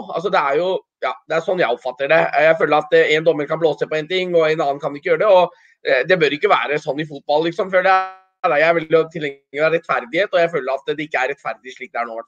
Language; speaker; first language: Norwegian; early bilingual, other home language; Urdu